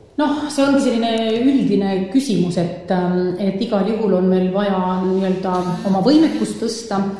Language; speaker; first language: Estonian; native; Estonian